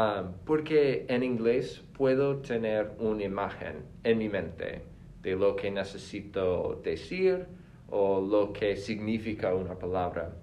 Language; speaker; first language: Spanish; non-native, fluent; English